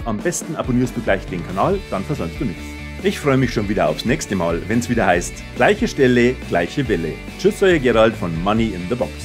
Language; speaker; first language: German; native; German